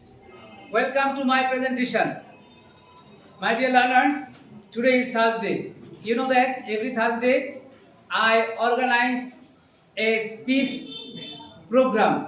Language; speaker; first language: English; non-native, learner; Bangla